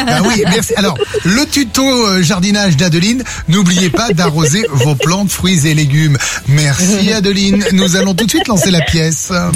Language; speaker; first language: French; native; French